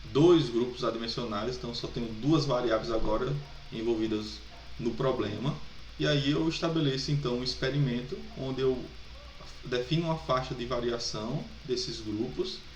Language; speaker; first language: Portuguese; native; Portuguese